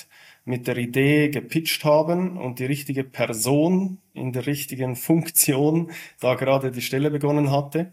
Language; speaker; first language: German; native; German